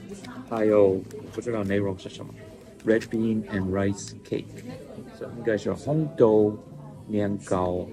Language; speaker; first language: Chinese; non-native, learner; English